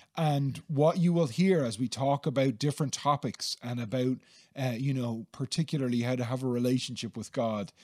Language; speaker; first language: English; native; English